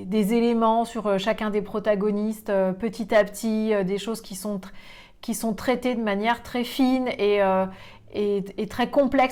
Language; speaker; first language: French; native; French